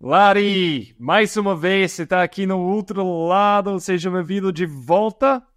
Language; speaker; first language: Portuguese; non-native, fluent; English